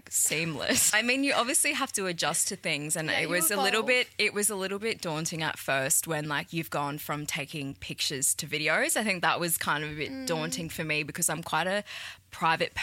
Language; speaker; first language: English; native; English